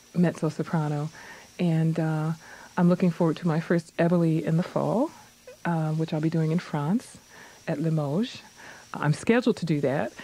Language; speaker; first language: English; native; English